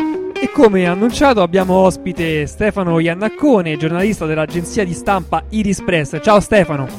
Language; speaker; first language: Italian; native; Italian